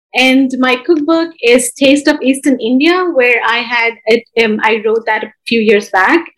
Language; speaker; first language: English; non-native, local second language; Bangla